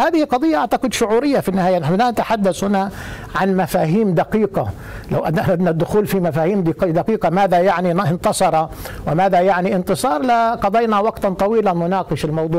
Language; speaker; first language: Arabic; native; Arabic